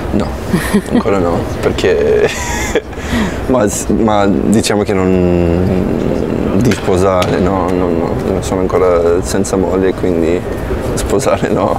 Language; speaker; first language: Italian; non-native, fluent; English